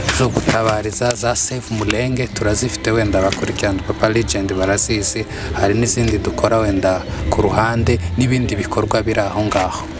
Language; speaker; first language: Kinyarwanda; native; Kinyarwanda